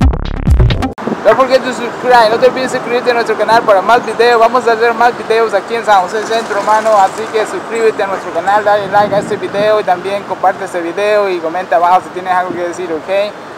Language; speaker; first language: Spanish; native; Spanish